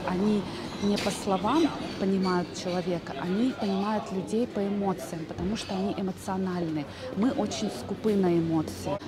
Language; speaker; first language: Russian; native; Russian